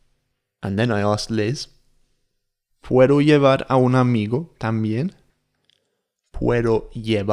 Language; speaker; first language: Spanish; non-native, fluent; English